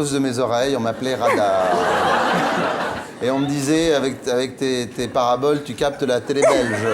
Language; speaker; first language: French; native; French